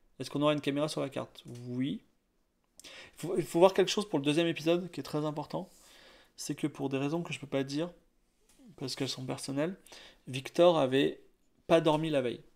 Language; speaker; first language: French; native; French